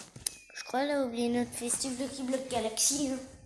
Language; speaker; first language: French; native; French